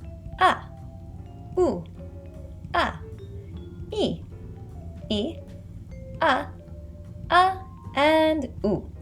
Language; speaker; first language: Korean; non-native, fluent; English